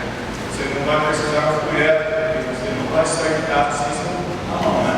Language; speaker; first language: Portuguese; non-native, learner; English